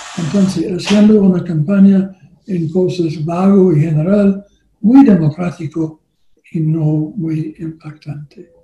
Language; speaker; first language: Spanish; non-native, learner; English